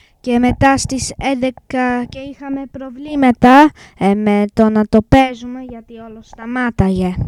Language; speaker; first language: Greek; early bilingual, heritage; English